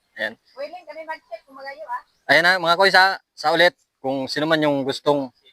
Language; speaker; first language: Filipino; non-native, local second language; Aklanon